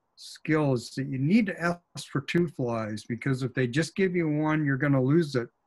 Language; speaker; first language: English; native; English